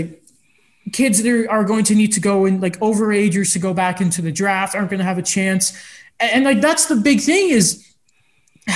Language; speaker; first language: English; native; English